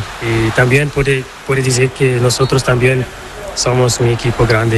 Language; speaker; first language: Spanish; non-native, learner; Portuguese